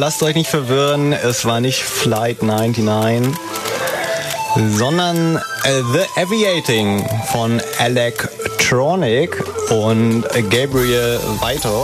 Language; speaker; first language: German; native; German